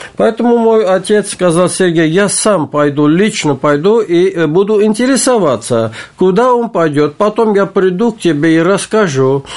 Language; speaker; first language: Russian; non-native, local second language; Armenian